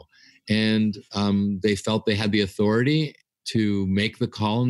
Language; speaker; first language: English; native; English